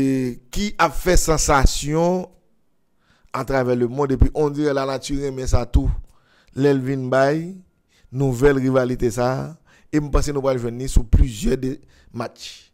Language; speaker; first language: French; non-native, local second language; Haitian Creole